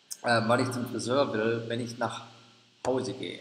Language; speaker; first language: German; native; German